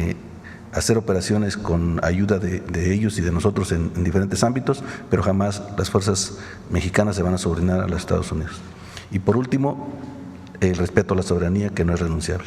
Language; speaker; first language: Spanish; native; Spanish